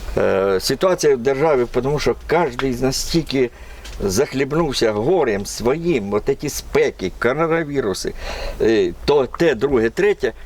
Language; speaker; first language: Ukrainian; native; Ukrainian